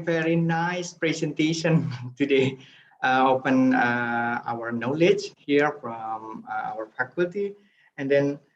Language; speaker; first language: English; non-native, fluent; Indonesian